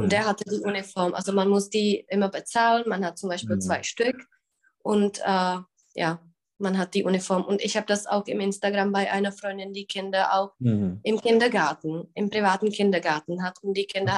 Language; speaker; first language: German; non-native, fluent; Czech